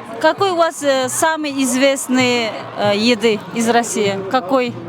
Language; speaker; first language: Russian; non-native, learner; Turkmen